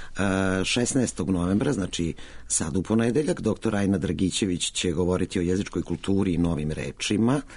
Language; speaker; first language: Serbian; native; Serbian